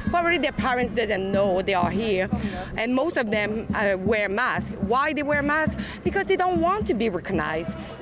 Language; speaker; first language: English; non-native, fluent; French